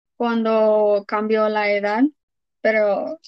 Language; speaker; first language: Spanish; non-native, fluent; English